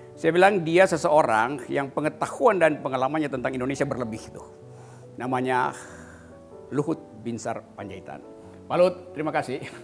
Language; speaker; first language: Indonesian; native; Indonesian